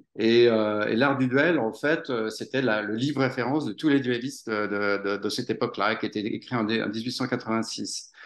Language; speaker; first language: French; native; French